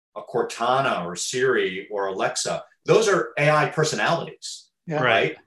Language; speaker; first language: English; native; English